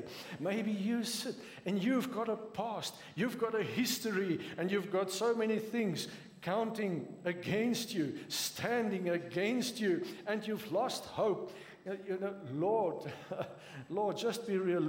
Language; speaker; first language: English; non-native, local second language; Afrikaans